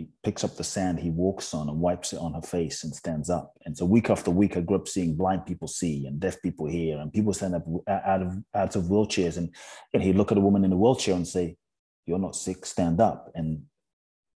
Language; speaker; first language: English; native; English